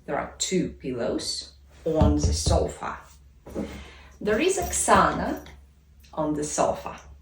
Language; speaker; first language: English; non-native, fluent; Ukrainian